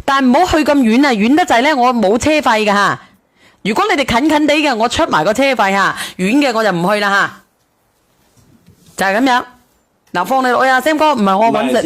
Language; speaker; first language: Cantonese; native; Cantonese